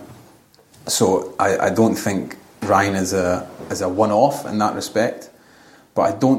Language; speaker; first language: English; native; English